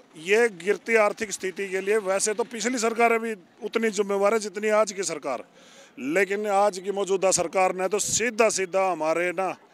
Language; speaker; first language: Hindi; native; Hindi